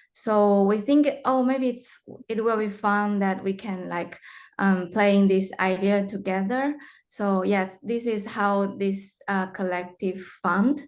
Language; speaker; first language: English; non-native, fluent; Chinese